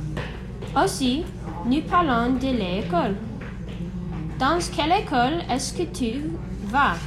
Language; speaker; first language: French; non-native, learner; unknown